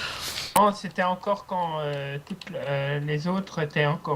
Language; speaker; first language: French; native; French